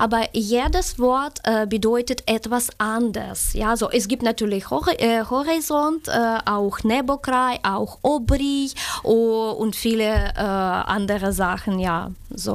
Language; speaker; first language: German; non-native, learner; Ukrainian